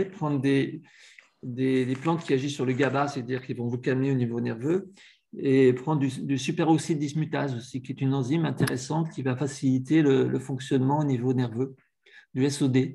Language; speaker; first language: French; native; French